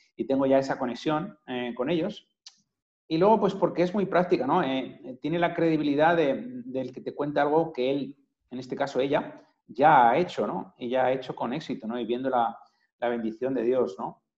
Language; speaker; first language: Spanish; native; Spanish